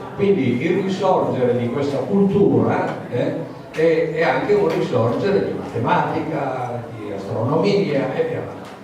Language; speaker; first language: Italian; native; Italian